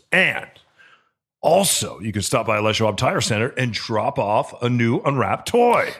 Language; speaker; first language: English; native; English